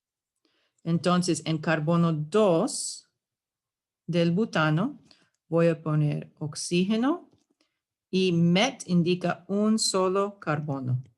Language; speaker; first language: Spanish; non-native, fluent; English